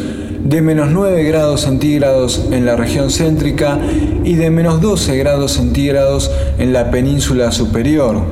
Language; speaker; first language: Spanish; native; Spanish